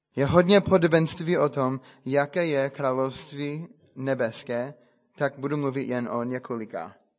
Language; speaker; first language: Czech; non-native, fluent; English